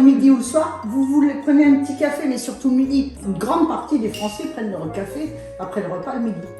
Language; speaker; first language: French; native; French